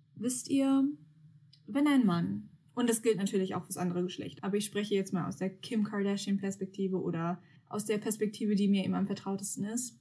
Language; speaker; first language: German; early bilingual, other home language; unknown